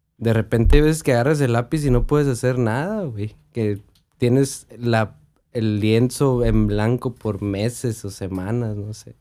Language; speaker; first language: Spanish; native; Spanish